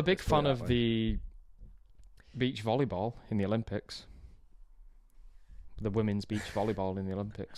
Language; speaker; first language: English; native; English